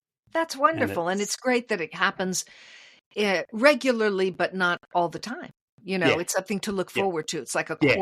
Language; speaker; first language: English; native; English